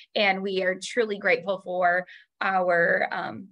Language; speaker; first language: English; native; English